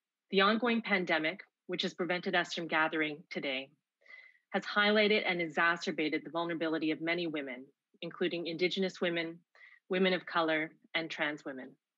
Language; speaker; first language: English; native; English